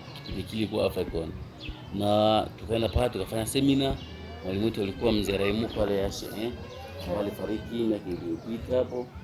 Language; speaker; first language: Swahili; native; Swahili